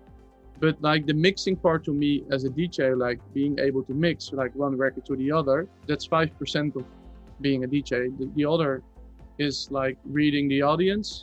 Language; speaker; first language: English; non-native, fluent; Dutch